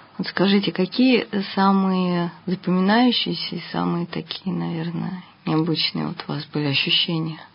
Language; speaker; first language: Russian; native; Russian